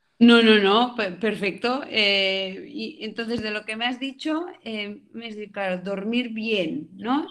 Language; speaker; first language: Spanish; non-native, local second language; Catalan